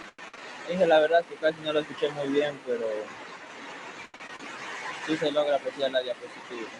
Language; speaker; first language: Spanish; native; Spanish